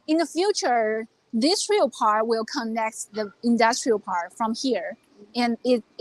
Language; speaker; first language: English; non-native, fluent; Chinese